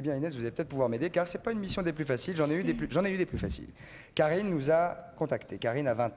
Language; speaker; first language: French; native; French